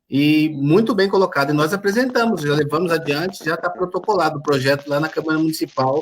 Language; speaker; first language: Portuguese; native; Portuguese